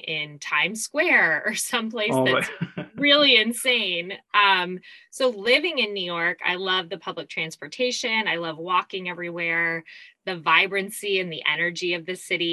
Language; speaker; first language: English; native; English